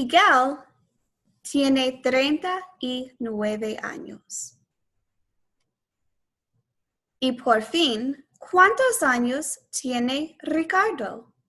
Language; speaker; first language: Spanish; non-native, fluent; English